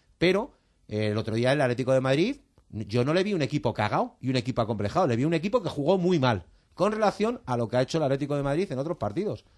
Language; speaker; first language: Spanish; native; Spanish